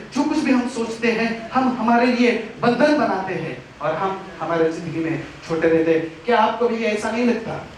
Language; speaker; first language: Hindi; non-native, local second language; Marathi